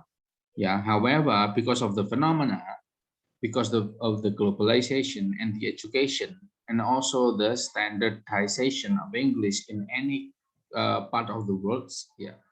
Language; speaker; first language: English; non-native, fluent; Indonesian